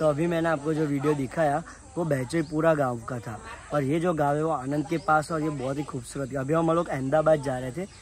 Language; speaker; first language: Hindi; non-native, local second language; Gujarati